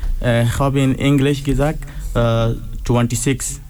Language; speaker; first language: German; non-native, learner; Pashto